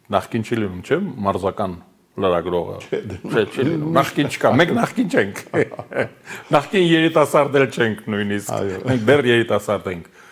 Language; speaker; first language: Armenian; native; Armenian